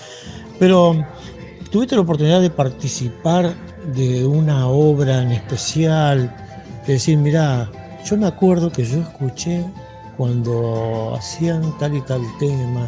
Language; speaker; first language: Spanish; native; Spanish